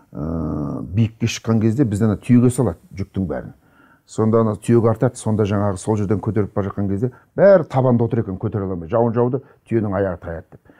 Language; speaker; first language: Kazakh; native; Kazakh